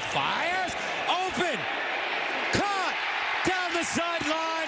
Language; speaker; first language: English; native; English